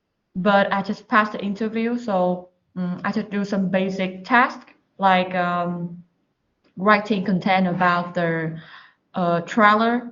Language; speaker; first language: English; non-native, learner; Vietnamese